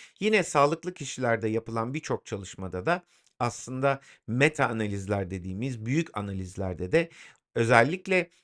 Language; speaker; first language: Turkish; native; Turkish